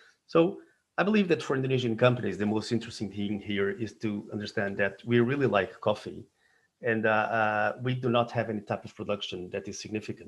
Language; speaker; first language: English; non-native, fluent; Portuguese